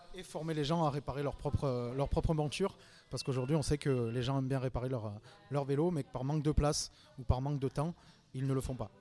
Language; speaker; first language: French; native; French